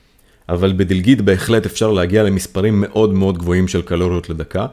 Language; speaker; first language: Hebrew; native; Hebrew